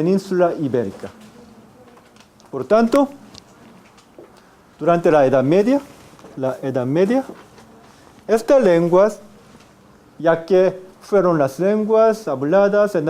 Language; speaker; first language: Spanish; non-native, fluent; Korean